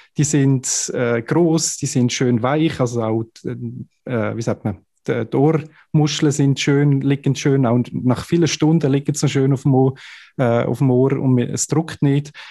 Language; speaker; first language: German; native; German